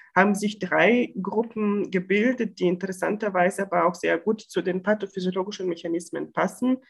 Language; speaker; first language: German; non-native, fluent; Bulgarian